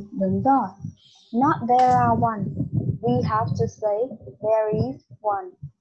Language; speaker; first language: English; non-native, learner; Vietnamese